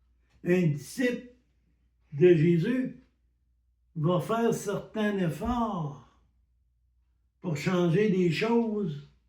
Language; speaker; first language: French; native; French